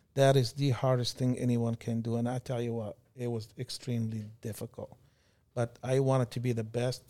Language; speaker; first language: English; non-native, fluent; Arabic